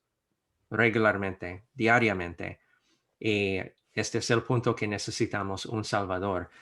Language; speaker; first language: Spanish; non-native, fluent; English